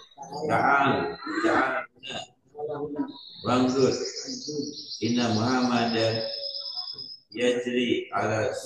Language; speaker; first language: Arabic; non-native, learner; Indonesian